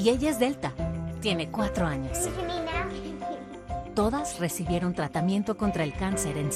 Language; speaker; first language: Spanish; native; Spanish